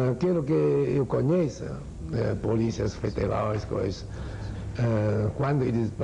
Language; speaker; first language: Portuguese; non-native, learner; Chinese